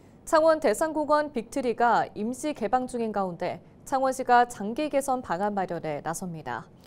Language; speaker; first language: Korean; native; Korean